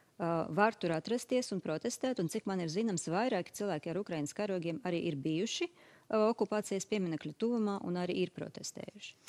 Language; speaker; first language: Latvian; native; Latvian